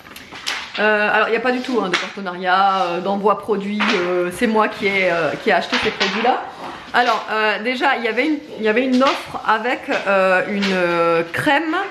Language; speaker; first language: French; native; French